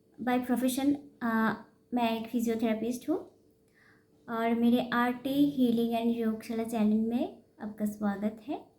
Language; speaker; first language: Hindi; non-native, local second language; Bangla